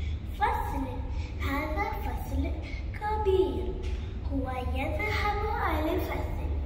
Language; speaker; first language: Arabic; non-native, learner; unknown